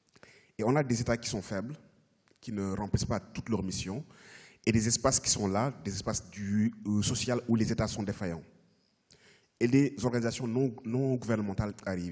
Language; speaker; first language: French; native; French